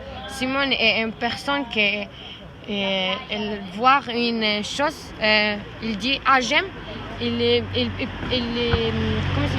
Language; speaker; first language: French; non-native, learner; Italian